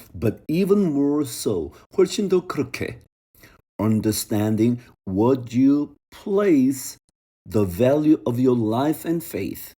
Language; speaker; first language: English; non-native, fluent; Korean